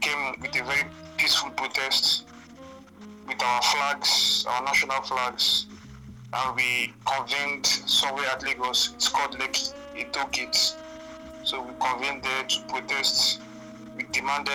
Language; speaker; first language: English; non-native, local second language; Igbo